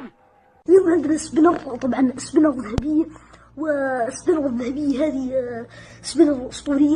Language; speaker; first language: Arabic; native; Arabic